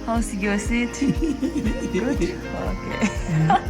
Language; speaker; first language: English; non-native, learner; Tibetan